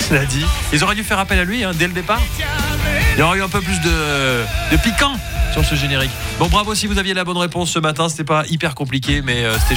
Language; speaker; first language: French; native; French